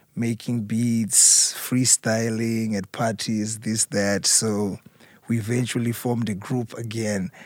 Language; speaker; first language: English; non-native, local second language; Shona